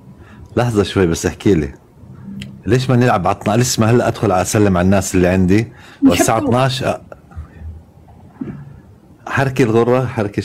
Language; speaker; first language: Arabic; native; Arabic